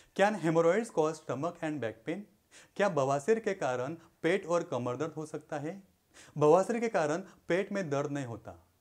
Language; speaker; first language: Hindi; non-native, local second language; Marathi